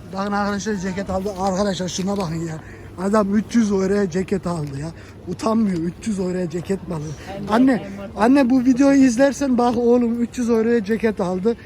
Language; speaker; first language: Turkish; early bilingual, heritage; Turkish